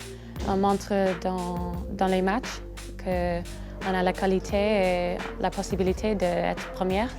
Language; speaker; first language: French; non-native, learner; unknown